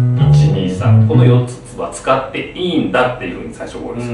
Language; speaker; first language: Japanese; native; Japanese